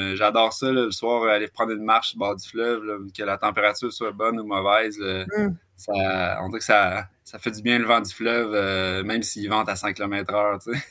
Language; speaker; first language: French; native; French